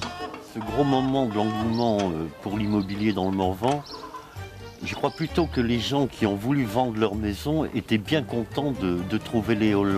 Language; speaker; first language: French; native; French